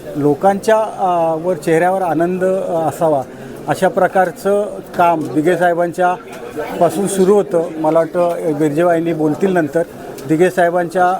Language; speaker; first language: Marathi; native; Marathi